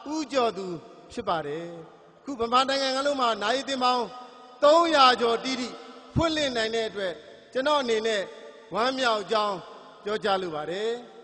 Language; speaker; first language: Burmese; native; Burmese